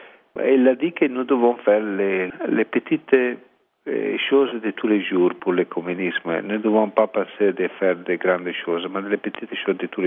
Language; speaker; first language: French; non-native, learner; Italian